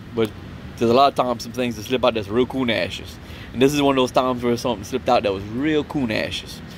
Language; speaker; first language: English; native; English